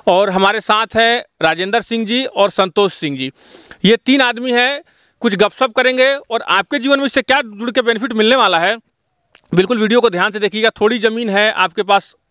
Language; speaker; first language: Hindi; native; Hindi